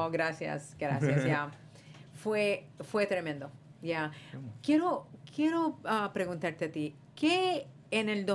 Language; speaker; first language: Spanish; early bilingual, heritage; Spanish